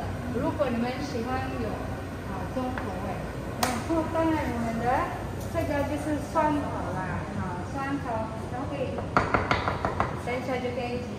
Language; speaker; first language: Chinese; non-native, fluent; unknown